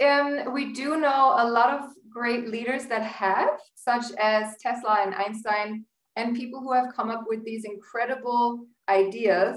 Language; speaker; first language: English; non-native, fluent; German